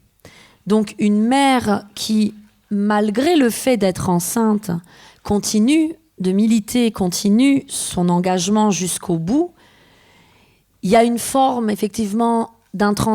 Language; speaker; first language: French; early bilingual, other home language; Persian